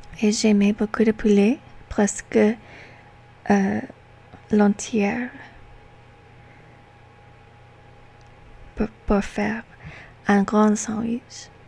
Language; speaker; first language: French; non-native, learner; English